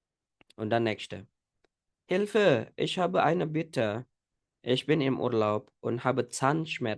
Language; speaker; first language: German; non-native, fluent; Indonesian